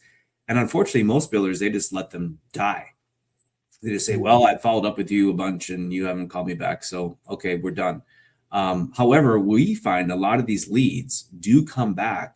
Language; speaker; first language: English; native; English